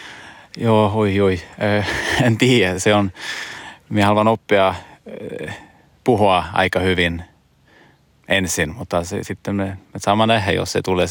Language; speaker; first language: Finnish; non-native, learner; Swedish